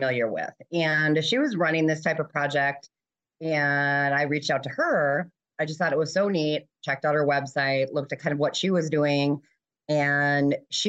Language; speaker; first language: English; native; English